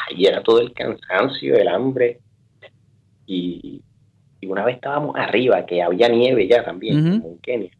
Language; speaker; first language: Spanish; native; Spanish